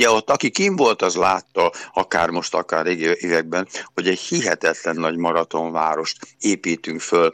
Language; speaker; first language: Hungarian; native; Hungarian